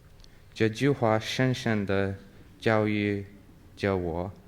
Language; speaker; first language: Chinese; non-native, fluent; English